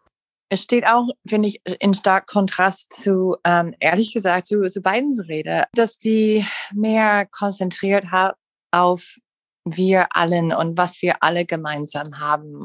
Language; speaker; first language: German; non-native, learner; English